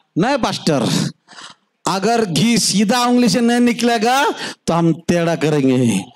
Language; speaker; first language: Hindi; non-native, local second language; Marathi